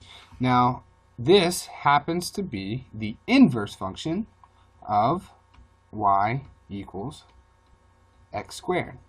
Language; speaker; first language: English; native; English